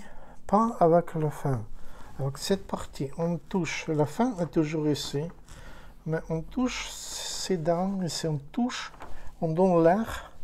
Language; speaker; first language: French; non-native, fluent; Ukrainian